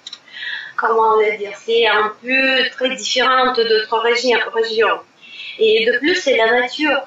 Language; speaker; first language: French; non-native, fluent; Russian